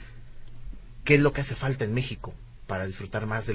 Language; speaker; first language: Spanish; native; Spanish